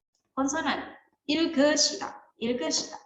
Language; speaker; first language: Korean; non-native, fluent; Indonesian